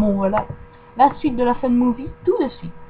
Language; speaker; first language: French; native; French